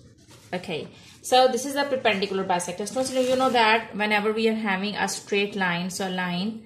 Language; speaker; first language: English; non-native, local second language; Urdu